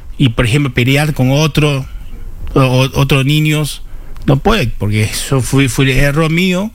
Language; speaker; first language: Spanish; non-native, learner; Chinese